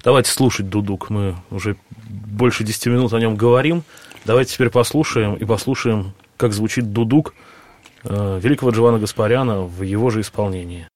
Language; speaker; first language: Russian; native; Russian